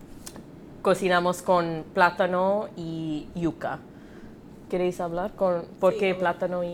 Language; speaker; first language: Spanish; non-native, learner; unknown